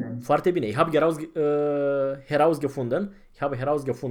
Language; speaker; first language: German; non-native, fluent; Romanian